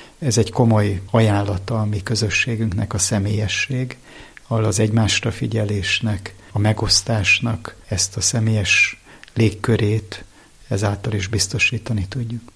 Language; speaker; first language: Hungarian; native; Hungarian